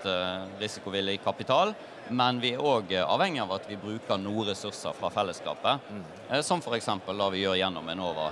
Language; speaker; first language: Norwegian; native; Norwegian